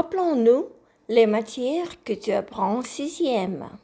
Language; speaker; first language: French; non-native, fluent; Ukrainian